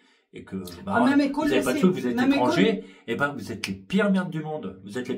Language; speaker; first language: French; native; French